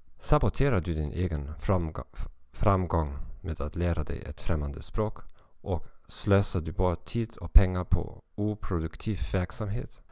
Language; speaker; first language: Swedish; non-native, fluent; German